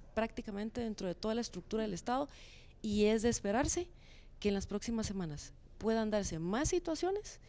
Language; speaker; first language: Spanish; native; Spanish